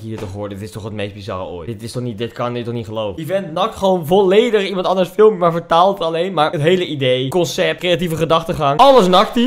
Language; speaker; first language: Dutch; native; Dutch